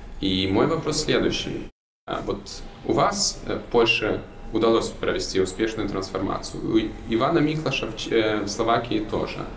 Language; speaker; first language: Russian; native; Russian